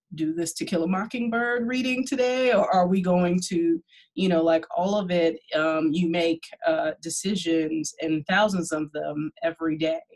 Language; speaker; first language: English; native; English